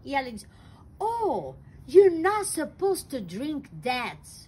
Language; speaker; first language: English; non-native, learner; Portuguese